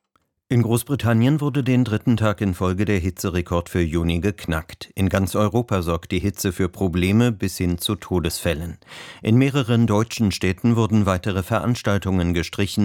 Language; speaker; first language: German; native; German